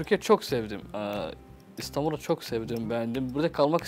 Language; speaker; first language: Turkish; non-native, learner; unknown